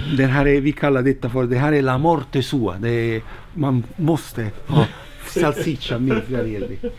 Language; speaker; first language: Swedish; non-native, fluent; Italian